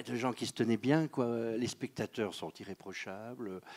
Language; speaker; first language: French; native; French